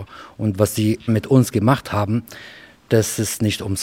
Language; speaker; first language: German; non-native, fluent; Arabic